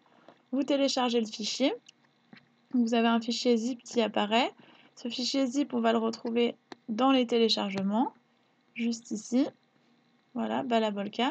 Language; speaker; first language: French; native; French